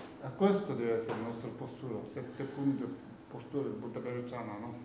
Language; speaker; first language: Italian; non-native, learner; Tibetan